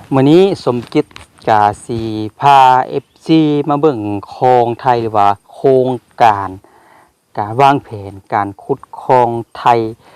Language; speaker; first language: Thai; native; Thai